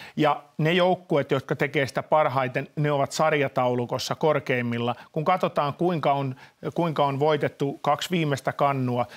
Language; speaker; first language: Finnish; native; Finnish